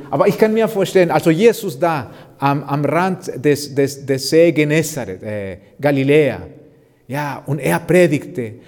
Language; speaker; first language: German; non-native, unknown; Spanish